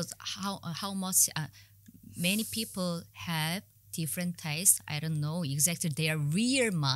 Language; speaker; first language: English; non-native, learner; Korean